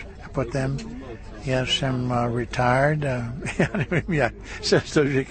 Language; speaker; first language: Czech; early bilingual, heritage; Czech